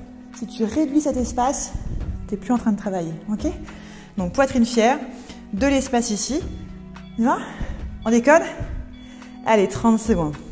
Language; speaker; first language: French; native; French